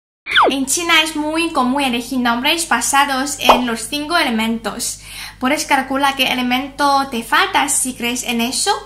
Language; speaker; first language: Spanish; non-native, fluent; Chinese